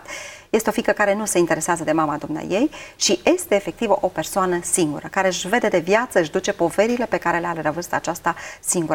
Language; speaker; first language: Romanian; native; Romanian